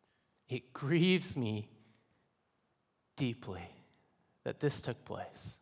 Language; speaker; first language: English; native; English